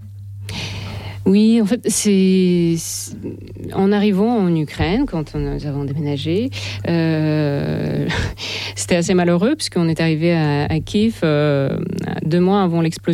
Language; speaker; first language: French; non-native, fluent; Russian